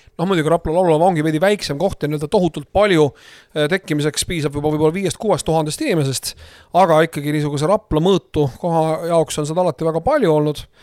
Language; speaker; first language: Estonian; native; Estonian